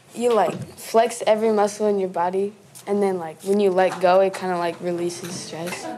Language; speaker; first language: English; native; English